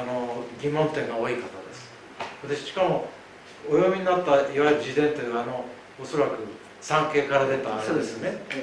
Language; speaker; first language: Japanese; native; Japanese